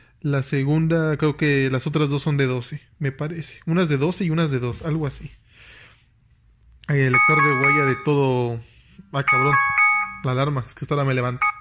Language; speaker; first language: Spanish; native; Spanish